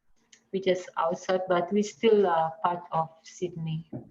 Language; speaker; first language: English; non-native, fluent; Indonesian